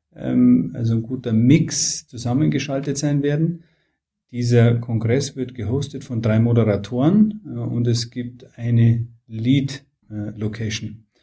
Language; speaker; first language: German; native; German